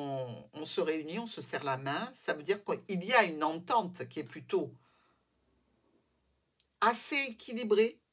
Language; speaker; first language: French; native; French